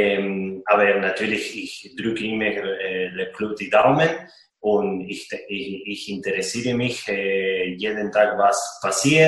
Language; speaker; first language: German; non-native, fluent; Spanish